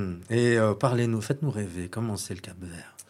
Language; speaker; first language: French; native; French